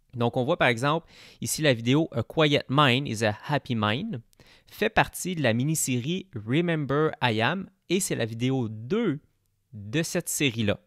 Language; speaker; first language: French; native; French